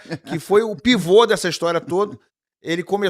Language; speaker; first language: Portuguese; native; Portuguese